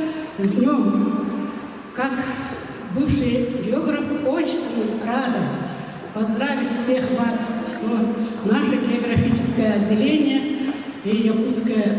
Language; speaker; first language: Russian; non-native, local second language; Yakut